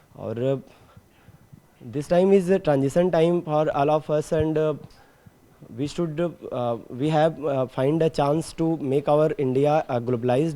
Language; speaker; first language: English; non-native, learner; Hindi